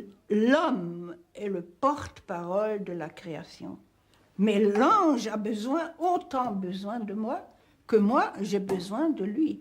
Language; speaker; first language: French; non-native, fluent; Hungarian